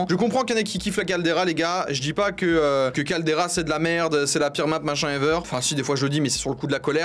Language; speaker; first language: French; native; French